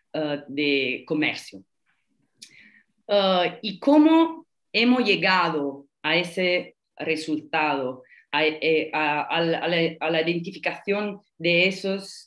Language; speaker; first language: Spanish; non-native, fluent; Italian